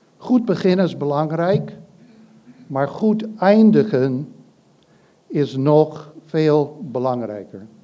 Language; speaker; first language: Dutch; non-native, fluent; English